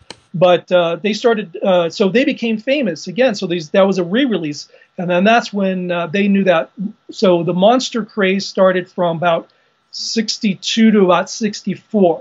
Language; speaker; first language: English; native; English